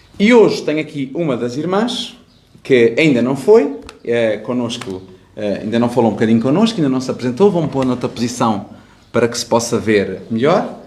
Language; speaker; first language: Portuguese; native; Portuguese